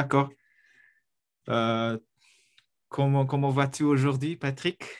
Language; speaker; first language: French; non-native, fluent; Mongolian